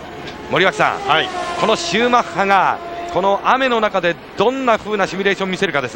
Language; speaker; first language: Japanese; native; Japanese